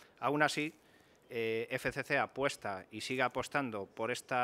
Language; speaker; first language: Spanish; native; Spanish